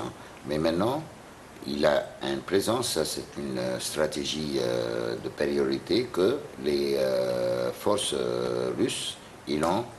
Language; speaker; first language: French; non-native, fluent; Arabic